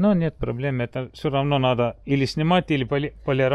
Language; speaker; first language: Russian; non-native, fluent; Estonian